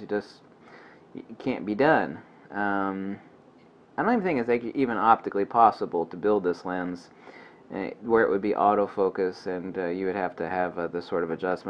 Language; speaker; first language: English; native; English